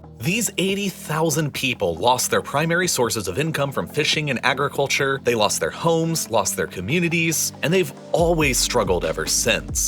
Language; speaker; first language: English; native; English